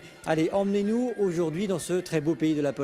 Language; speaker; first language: French; native; French